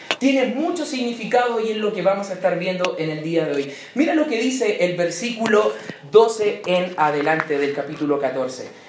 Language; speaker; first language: Spanish; native; Spanish